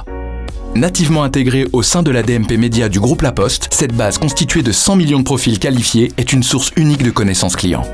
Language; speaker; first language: French; native; French